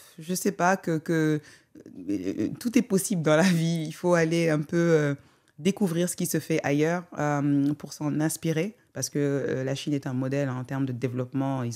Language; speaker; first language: French; non-native, local second language; Wolof